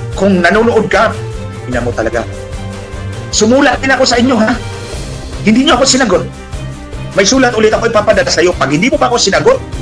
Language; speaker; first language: Filipino; non-native, local second language; Waray